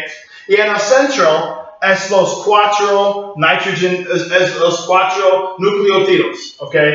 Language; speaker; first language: Spanish; non-native, learner; English